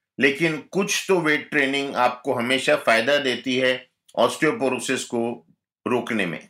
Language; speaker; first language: Hindi; non-native, local second language; Gujarati